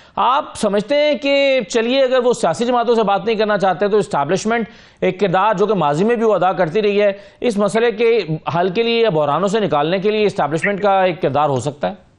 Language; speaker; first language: Urdu; non-native, local second language; Punjabi